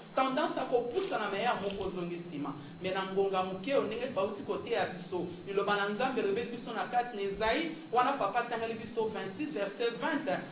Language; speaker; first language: Lingala; native; Lingala